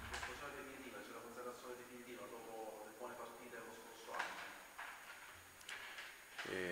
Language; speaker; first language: Italian; native; Italian